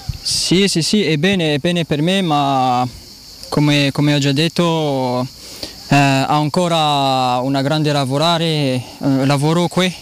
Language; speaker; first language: Italian; non-native, learner; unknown